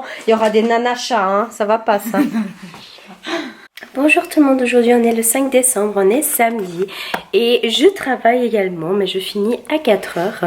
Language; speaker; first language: French; native; French